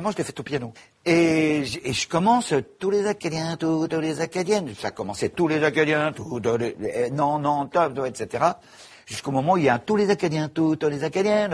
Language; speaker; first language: French; native; French